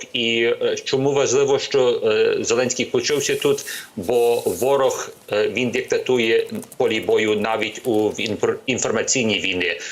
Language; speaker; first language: Ukrainian; early bilingual, heritage; Ukrainian